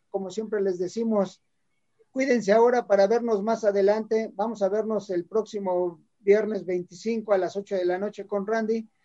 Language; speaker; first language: Spanish; native; Spanish